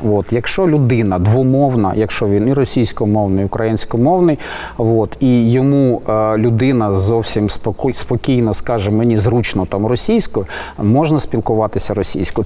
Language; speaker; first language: Ukrainian; non-native, local second language; Russian